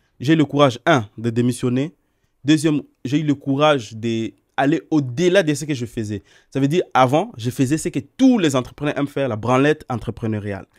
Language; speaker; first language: French; non-native, local second language; Swahili